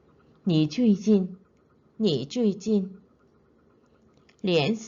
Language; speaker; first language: Chinese; non-native, fluent; Korean